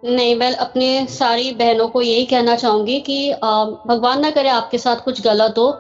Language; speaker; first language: Hindi; native; Hindi